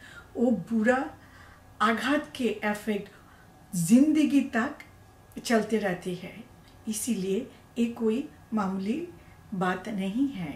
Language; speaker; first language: Hindi; non-native, learner; Bangla